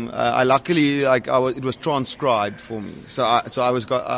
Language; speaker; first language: English; non-native, local second language; Afrikaans